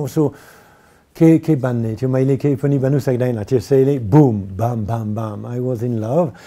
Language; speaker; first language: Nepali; non-native, learner; French